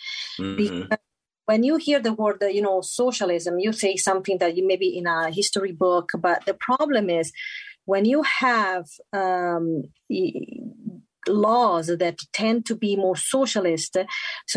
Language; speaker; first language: English; non-native, fluent; Italian